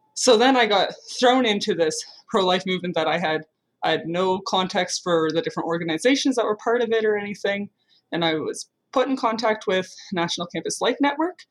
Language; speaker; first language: English; native; English